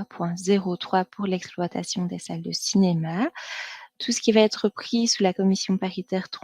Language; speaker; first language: French; native; French